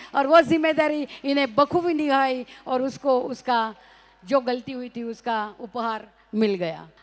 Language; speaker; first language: Hindi; non-native, local second language; Marathi